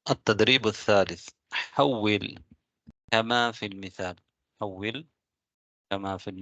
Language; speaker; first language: Arabic; non-native, fluent; Tamil